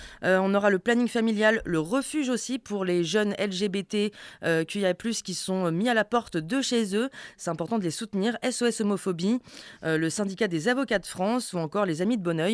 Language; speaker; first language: French; native; French